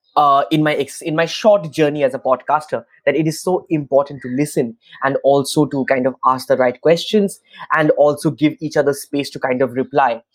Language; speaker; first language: English; non-native, local second language; Bangla